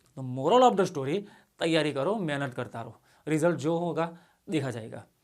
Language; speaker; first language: Hindi; non-native, local second language; Gujarati